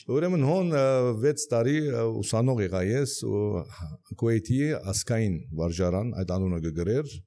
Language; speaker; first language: Armenian; native; Armenian